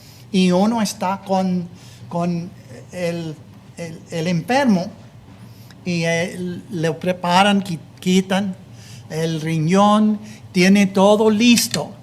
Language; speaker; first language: Spanish; non-native, fluent; English